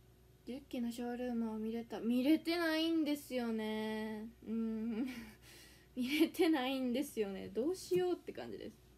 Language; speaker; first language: Japanese; native; Japanese